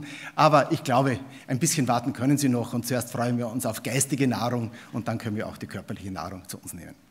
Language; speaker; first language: German; native; German